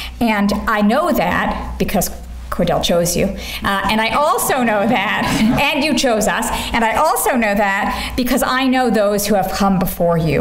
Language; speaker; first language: English; native; English